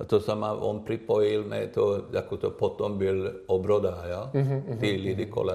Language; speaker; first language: Czech; non-native, learner; Swedish